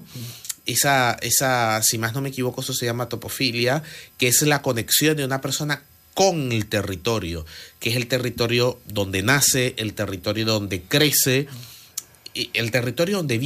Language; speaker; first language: Spanish; native; Spanish